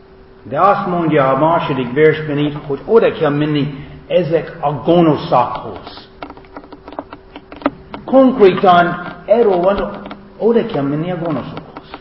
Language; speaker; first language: Hungarian; non-native, fluent; English